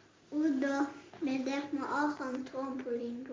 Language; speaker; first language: German; non-native, local second language; Luxembourgish